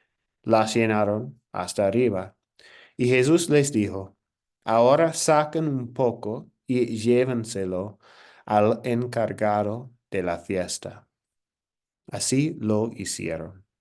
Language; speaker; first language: Spanish; non-native, fluent; English